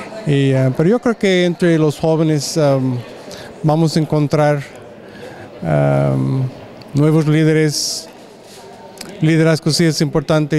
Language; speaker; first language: Spanish; non-native, fluent; English